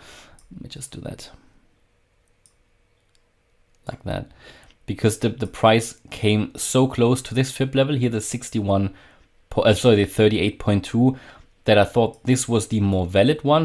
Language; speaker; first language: English; non-native, fluent; German